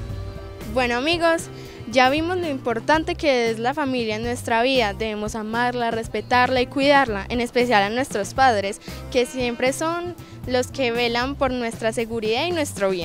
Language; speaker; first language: Spanish; native; Spanish